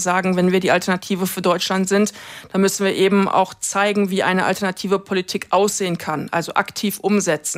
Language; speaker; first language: German; native; German